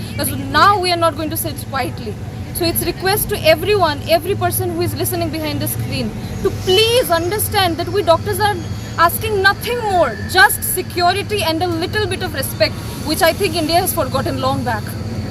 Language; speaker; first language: English; non-native, local second language; Bangla